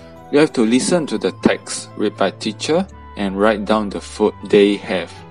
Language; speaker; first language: English; non-native, local second language; Chinese